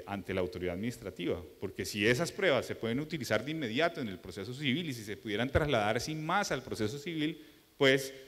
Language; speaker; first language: Spanish; native; Spanish